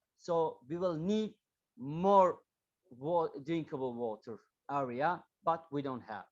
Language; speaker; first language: English; non-native, learner; Turkish